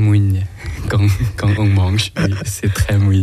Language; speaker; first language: French; non-native, learner; Thai